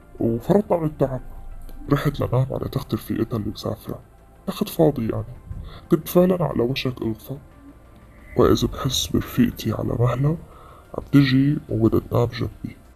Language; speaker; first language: Arabic; native; Arabic